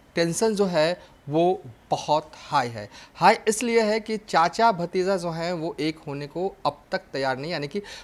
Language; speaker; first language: Hindi; native; Hindi